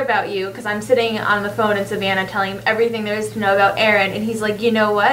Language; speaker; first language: English; native; English